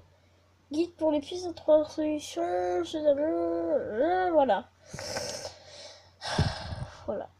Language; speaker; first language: French; native; French